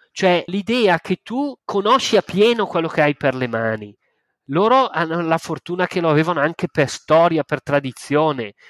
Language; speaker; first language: Italian; native; Italian